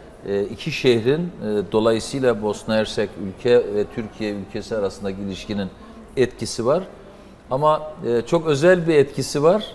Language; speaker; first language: Turkish; native; Turkish